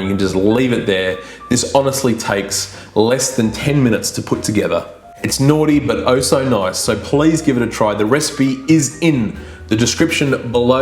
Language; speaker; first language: English; native; English